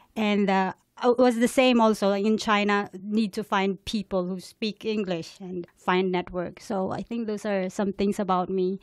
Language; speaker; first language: English; non-native, local second language; Cebuano